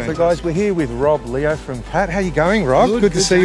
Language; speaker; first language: English; native; English